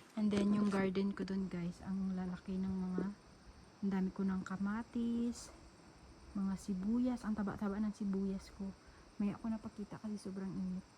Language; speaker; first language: Filipino; native; Filipino